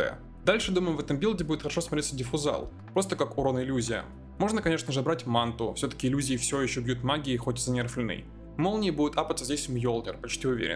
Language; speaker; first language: Russian; native; Russian